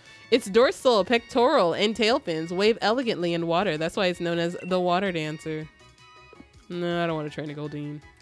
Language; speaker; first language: English; native; English